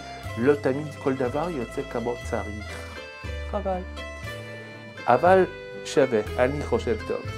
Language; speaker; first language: Hebrew; non-native, learner; Swedish